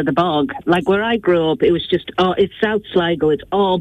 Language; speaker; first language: English; native; English